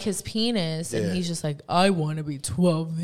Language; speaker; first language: English; non-native, fluent; Spanish